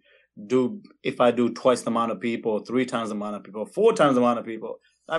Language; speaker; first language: English; non-native, local second language; Kinyarwanda